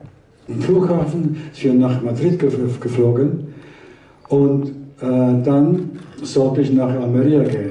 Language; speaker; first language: German; early bilingual, heritage; Italian